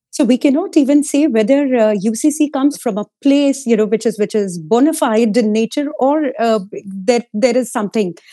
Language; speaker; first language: English; non-native, local second language; Hindi